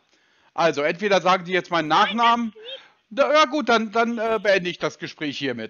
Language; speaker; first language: German; native; German